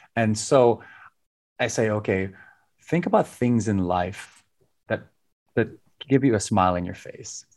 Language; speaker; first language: English; non-native, local second language; Filipino